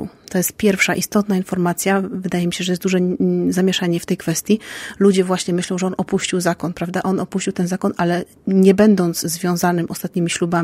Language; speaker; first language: Polish; native; Polish